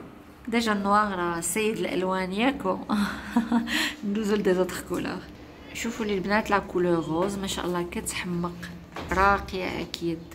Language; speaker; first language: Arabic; native; Arabic